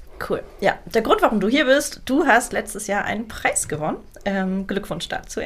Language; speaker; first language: German; native; German